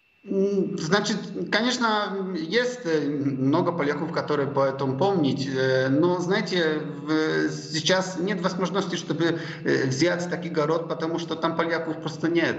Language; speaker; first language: Russian; non-native, fluent; Polish